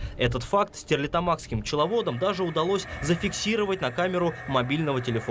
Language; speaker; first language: Russian; native; Russian